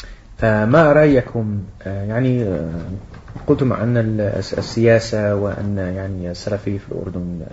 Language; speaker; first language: Arabic; non-native, fluent; Dutch